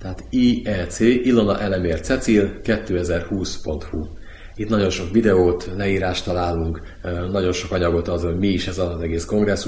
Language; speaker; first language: Hungarian; native; Hungarian